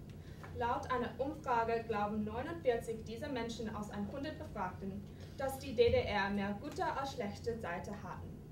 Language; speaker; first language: German; non-native, fluent; English